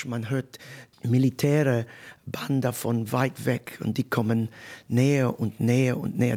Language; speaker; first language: German; non-native, fluent; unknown